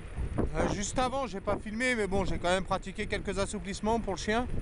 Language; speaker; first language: French; native; French